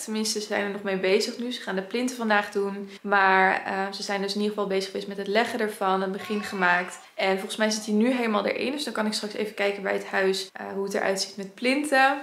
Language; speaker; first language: Dutch; native; Dutch